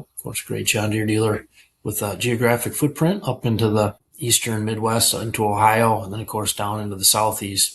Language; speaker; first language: English; native; English